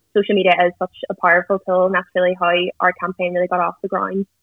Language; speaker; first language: English; native; English